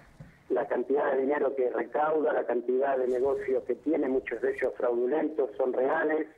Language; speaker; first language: Spanish; native; Spanish